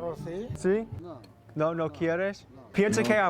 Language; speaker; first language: Spanish; non-native, learner; English